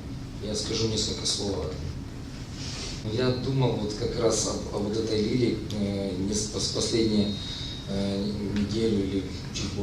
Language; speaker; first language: Russian; native; Russian